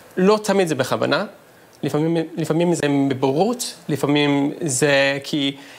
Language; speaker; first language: Hebrew; non-native, fluent; English